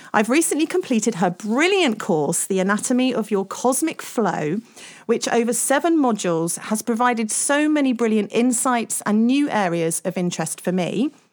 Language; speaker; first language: English; native; English